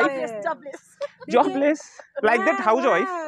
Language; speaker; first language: Hindi; non-native, learner; Bangla